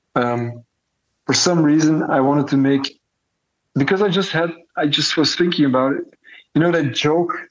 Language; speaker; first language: English; non-native, fluent; Dutch